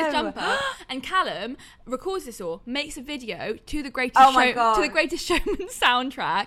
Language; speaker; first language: English; native; English